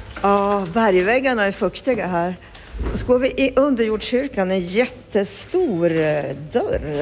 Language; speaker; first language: Swedish; native; Swedish